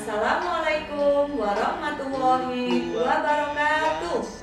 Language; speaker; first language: Indonesian; native; Indonesian